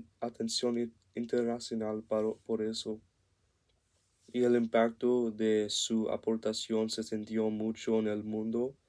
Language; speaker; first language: Spanish; non-native, learner; English